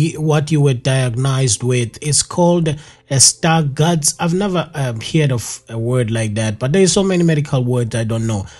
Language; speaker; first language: English; non-native, local second language; Zulu